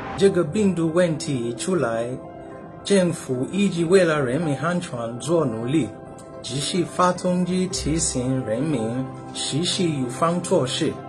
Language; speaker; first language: Chinese; non-native, fluent; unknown